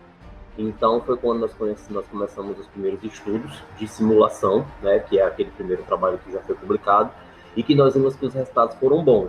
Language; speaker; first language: Portuguese; native; Portuguese